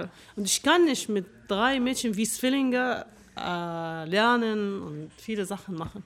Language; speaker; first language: German; non-native, learner; Arabic